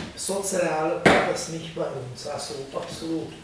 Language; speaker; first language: German; non-native, fluent; Hungarian